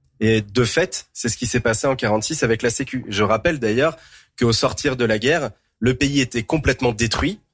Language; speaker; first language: French; native; French